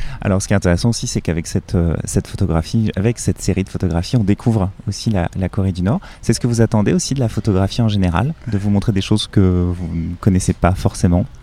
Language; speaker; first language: French; native; French